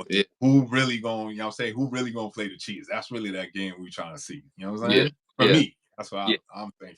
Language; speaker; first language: English; native; English